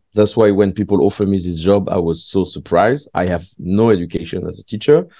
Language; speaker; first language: English; non-native, fluent; French